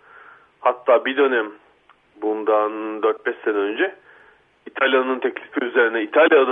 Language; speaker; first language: Turkish; native; Turkish